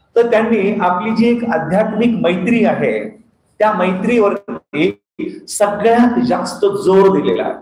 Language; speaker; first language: Marathi; non-native, fluent; English